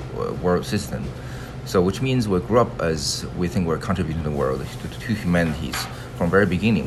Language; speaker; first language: English; non-native, fluent; Chinese